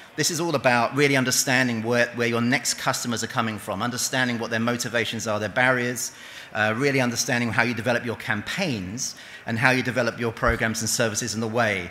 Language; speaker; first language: English; native; English